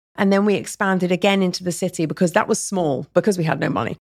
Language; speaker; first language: English; native; English